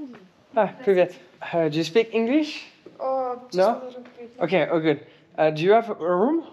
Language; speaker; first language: English; non-native, learner; French